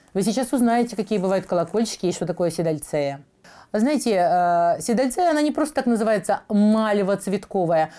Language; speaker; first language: Russian; native; Russian